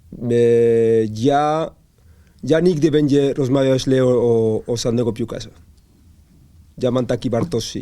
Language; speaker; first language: Polish; non-native, learner; Spanish